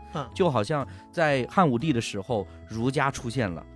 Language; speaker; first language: Chinese; native; Chinese